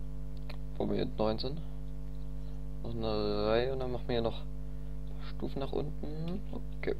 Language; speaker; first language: German; native; German